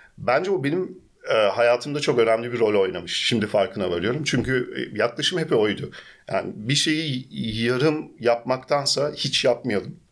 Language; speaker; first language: Turkish; early bilingual, heritage; Turkish